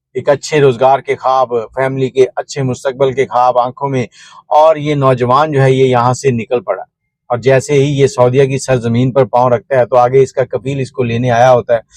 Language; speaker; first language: Urdu; non-native, local second language; Punjabi